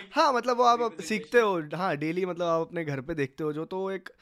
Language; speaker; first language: Hindi; native; Hindi